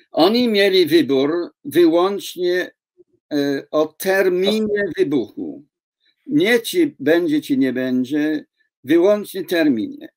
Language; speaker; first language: Polish; non-native, fluent; English